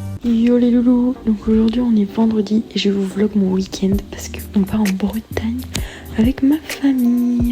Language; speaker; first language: French; native; French